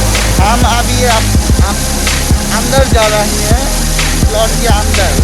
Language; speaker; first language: Hindi; non-native, learner; Bangla